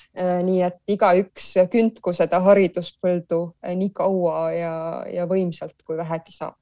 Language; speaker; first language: Estonian; native; Estonian